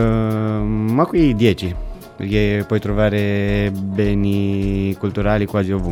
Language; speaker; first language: Italian; non-native, fluent; Romanian